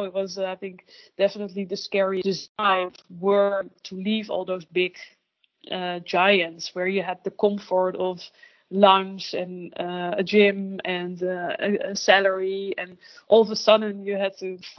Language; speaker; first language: English; non-native, fluent; Dutch